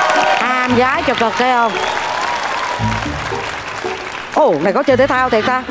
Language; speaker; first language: Vietnamese; native; Vietnamese